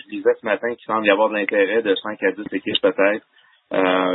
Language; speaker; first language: French; native; French